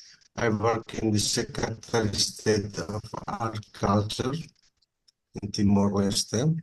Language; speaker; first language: English; non-native, learner; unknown